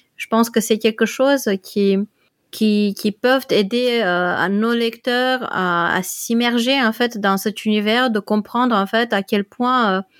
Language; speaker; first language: French; non-native, fluent; Dutch